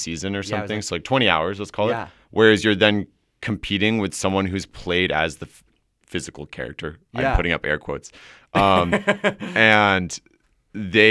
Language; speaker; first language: English; native; English